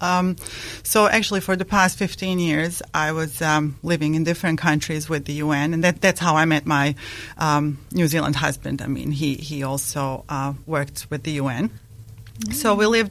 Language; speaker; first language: English; non-native, fluent; Bosnian